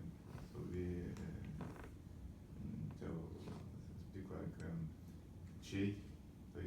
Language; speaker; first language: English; non-native, learner; Russian